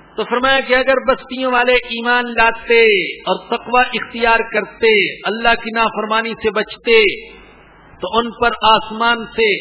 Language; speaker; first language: Urdu; non-native, local second language; Punjabi